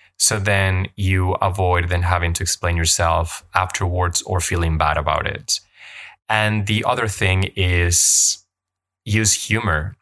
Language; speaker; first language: English; non-native, fluent; Spanish